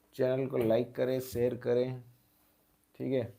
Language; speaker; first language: Hindi; non-native, local second language; Gujarati